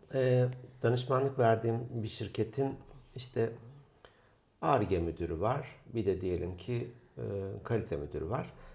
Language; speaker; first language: Turkish; native; Turkish